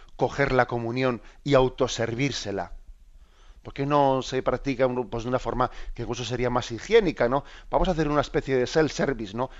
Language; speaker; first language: Spanish; native; Spanish